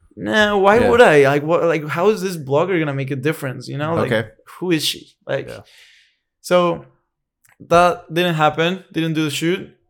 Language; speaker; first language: English; non-native, fluent; Spanish